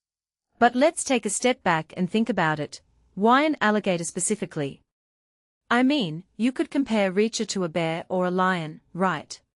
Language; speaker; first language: English; native; English